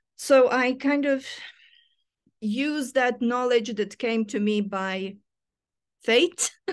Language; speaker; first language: English; non-native, fluent; Serbian